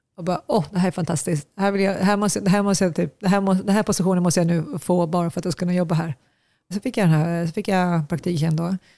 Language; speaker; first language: Swedish; early bilingual, other home language; Tigrinya